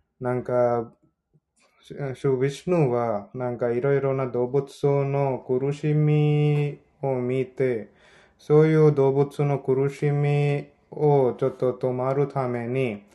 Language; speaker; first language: Japanese; non-native, learner; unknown